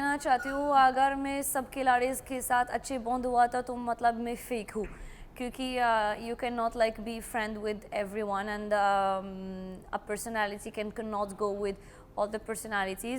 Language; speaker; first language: Hindi; non-native, learner; Arabic